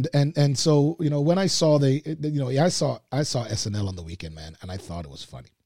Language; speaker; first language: English; native; English